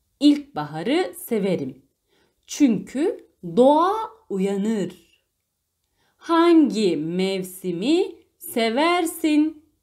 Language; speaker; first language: Turkish; non-native, fluent; Arabic